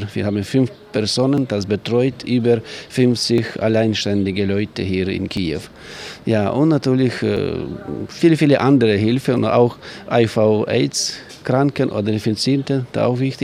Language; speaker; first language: German; non-native, learner; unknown